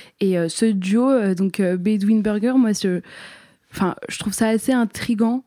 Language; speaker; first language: French; native; French